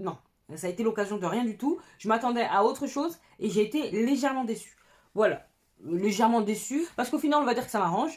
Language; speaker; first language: French; native; French